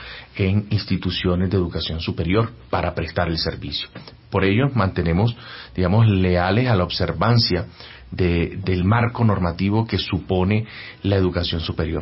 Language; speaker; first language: Spanish; native; Spanish